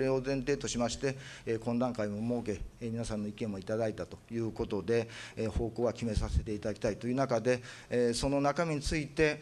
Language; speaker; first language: Japanese; native; Japanese